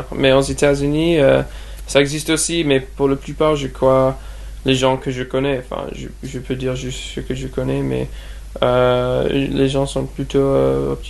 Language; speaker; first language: French; non-native, fluent; English